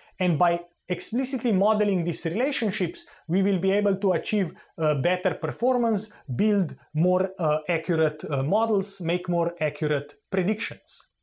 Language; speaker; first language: English; non-native, fluent; Slovenian